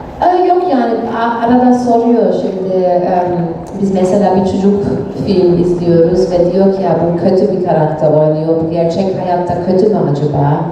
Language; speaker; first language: Turkish; early bilingual, heritage; Turkish